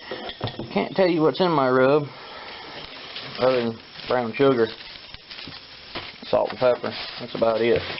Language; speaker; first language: English; native; English